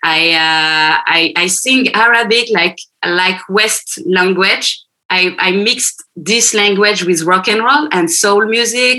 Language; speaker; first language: English; non-native, fluent; French